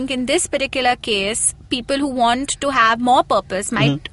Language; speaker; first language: English; non-native, local second language; Hindi